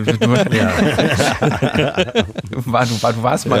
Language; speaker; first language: German; native; German